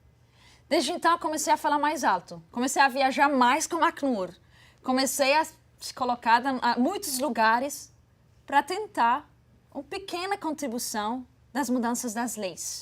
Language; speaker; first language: Portuguese; non-native, fluent; Arabic